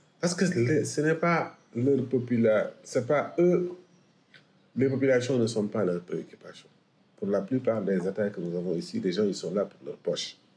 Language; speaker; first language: French; non-native, local second language; Wolof